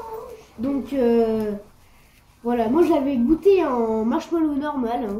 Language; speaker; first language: French; native; French